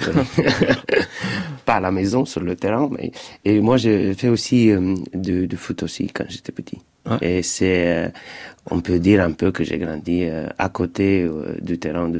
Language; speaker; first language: French; non-native, fluent; Romanian